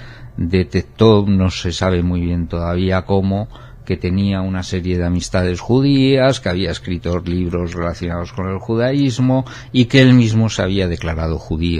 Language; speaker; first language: Spanish; native; Spanish